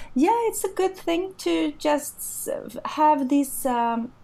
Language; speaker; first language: English; non-native, fluent; Swedish